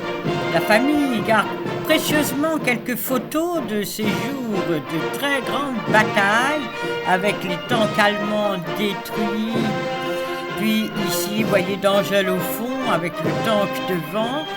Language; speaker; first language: French; native; French